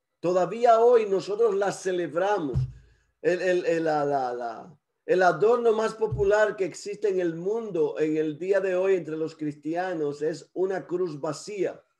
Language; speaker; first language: Spanish; early bilingual, heritage; Spanish